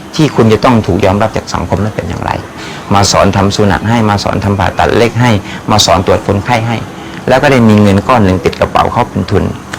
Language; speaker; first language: Thai; native; Thai